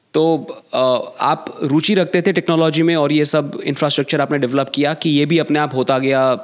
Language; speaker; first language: Hindi; non-native, local second language; Gujarati